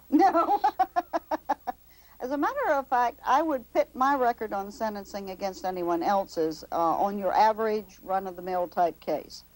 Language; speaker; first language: English; native; English